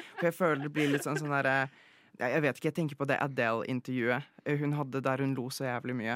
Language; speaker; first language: Norwegian; early bilingual, other home language; Polish